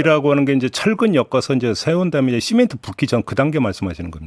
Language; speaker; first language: Korean; native; Korean